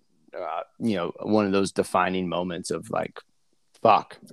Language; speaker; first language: English; native; English